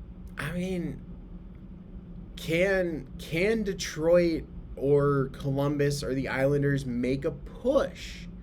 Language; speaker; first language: English; native; English